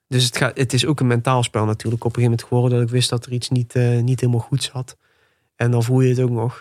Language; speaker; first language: Dutch; native; Dutch